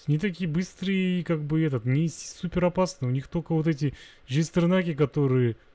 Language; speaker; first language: Russian; non-native, local second language; Kazakh